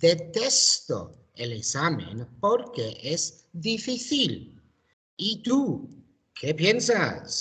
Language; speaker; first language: Spanish; non-native, learner; English